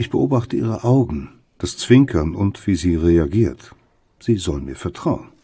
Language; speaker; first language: German; native; German